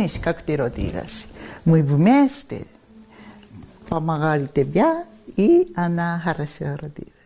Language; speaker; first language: Russian; non-native, learner; Japanese